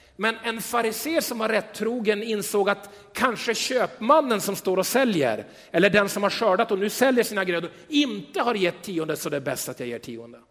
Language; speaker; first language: Swedish; native; Swedish